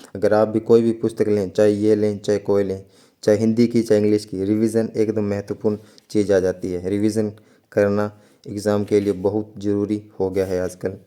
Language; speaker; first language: Hindi; native; Hindi